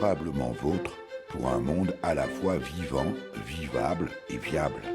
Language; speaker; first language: French; native; French